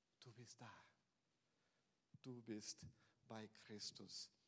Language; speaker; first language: German; non-native, fluent; Portuguese